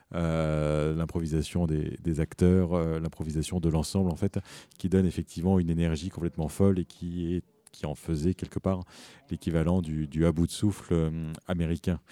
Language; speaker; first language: French; native; French